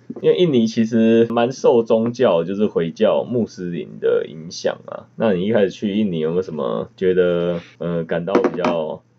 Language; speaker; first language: Chinese; native; Chinese